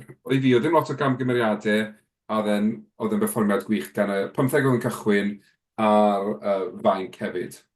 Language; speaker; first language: Welsh; native; Welsh